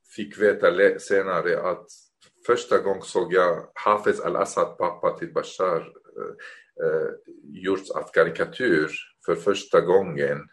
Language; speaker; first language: Swedish; non-native, fluent; Arabic